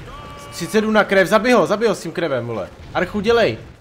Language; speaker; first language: Czech; native; Czech